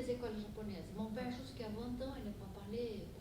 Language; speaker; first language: French; non-native, fluent; Portuguese